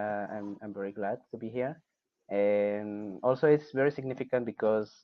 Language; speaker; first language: English; non-native, fluent; Spanish